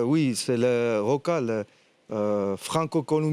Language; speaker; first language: French; non-native, fluent; Armenian